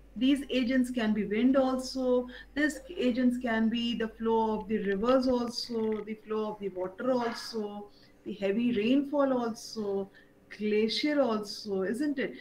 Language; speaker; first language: English; non-native, local second language; Hindi